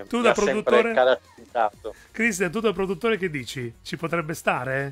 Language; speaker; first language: Italian; native; Italian